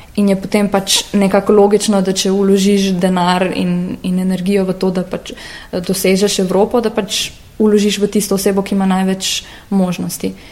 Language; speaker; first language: Slovenian; native; Slovenian